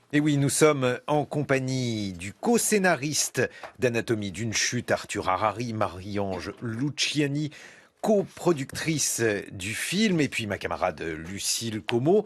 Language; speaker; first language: French; native; French